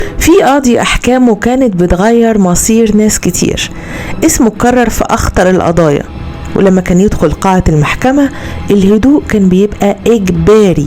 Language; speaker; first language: Arabic; native; Arabic